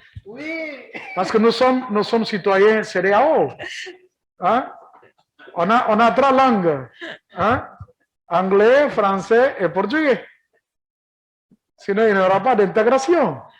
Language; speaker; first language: French; non-native, learner; Kabuverdianu